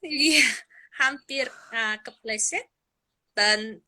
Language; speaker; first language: Indonesian; non-native, fluent; English